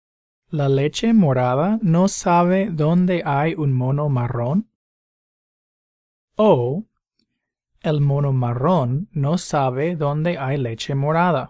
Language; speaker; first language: Spanish; non-native, fluent; English